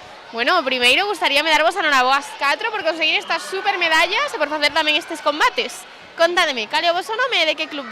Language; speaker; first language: Galician; native; Galician